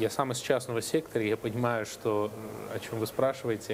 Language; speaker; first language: Russian; native; Russian